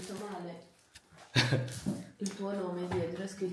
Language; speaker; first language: Italian; early bilingual, other home language; Filipino